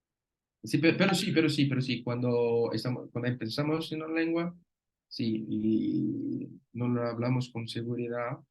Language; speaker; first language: Spanish; non-native, fluent; Portuguese